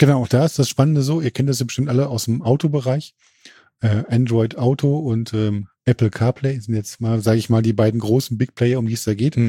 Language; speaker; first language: German; native; German